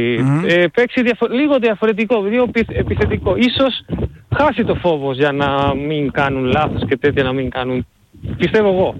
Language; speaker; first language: Greek; non-native, learner; Spanish